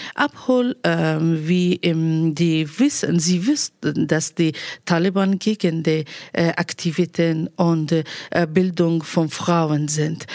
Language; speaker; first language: German; non-native, learner; Persian